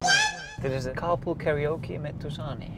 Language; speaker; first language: Dutch; non-native, fluent; Danish